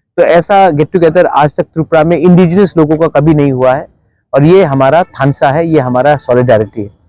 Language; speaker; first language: Hindi; non-native, local second language; Kok Borok